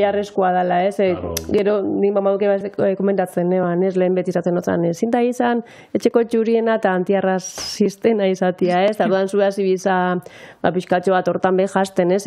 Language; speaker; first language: Basque; native; Basque